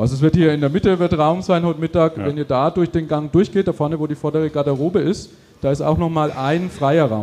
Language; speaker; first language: German; native; German